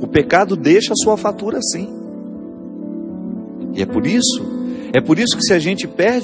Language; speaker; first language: Portuguese; native; Portuguese